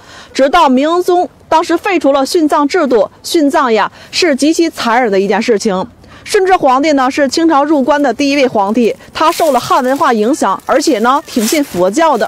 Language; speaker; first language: Chinese; native; Chinese